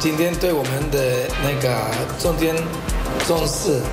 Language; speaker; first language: Chinese; non-native, fluent; Spanish